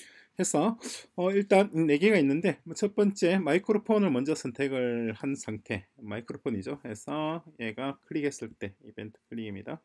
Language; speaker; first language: Korean; native; Korean